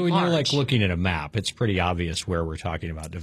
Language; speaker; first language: English; native; English